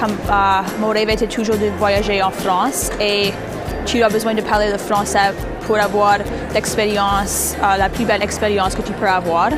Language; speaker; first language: French; non-native, local second language; English